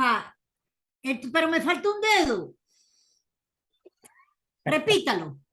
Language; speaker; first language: Spanish; native; Spanish